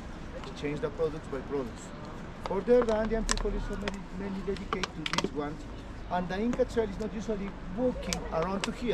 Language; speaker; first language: English; non-native, learner; Spanish